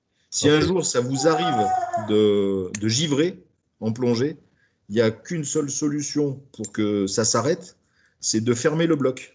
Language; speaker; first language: French; native; French